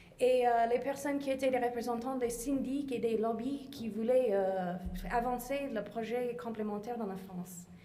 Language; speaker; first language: French; non-native, fluent; English